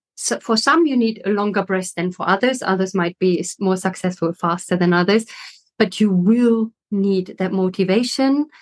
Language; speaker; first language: English; non-native, fluent; German